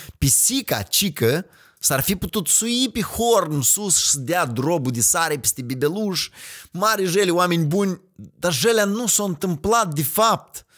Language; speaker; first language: Romanian; native; Romanian